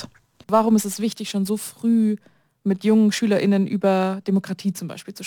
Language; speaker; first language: German; native; German